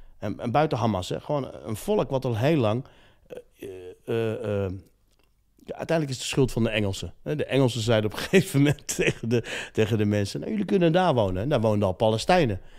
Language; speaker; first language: Dutch; early bilingual, other home language; Riffian